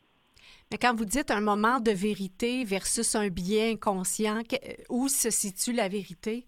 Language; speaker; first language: French; native; French